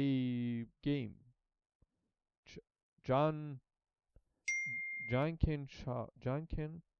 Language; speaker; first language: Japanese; non-native, learner; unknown